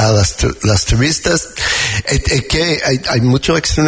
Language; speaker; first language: Spanish; non-native, learner; English